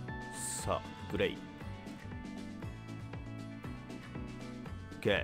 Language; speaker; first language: Japanese; native; Japanese